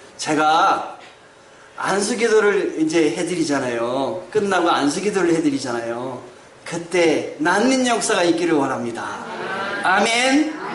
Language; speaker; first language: Korean; native; Korean